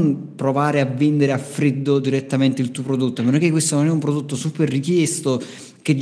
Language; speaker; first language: Italian; native; Italian